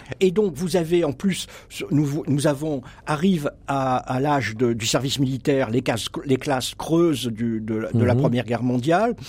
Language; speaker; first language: French; native; French